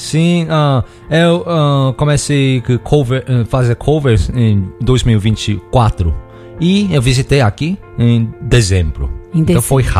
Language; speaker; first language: Portuguese; non-native, learner; Korean